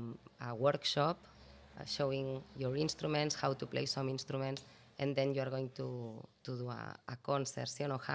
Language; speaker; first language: English; non-native, fluent; Catalan